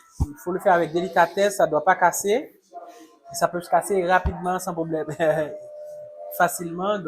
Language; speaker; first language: French; non-native, local second language; Haitian Creole